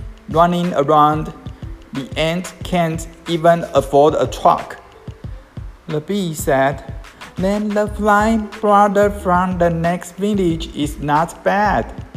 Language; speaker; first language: English; non-native, fluent; Chinese